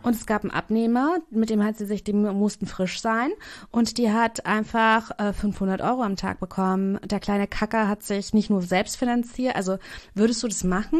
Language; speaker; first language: German; native; German